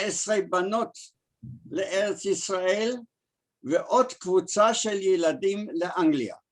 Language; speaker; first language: Hebrew; early bilingual, other home language; German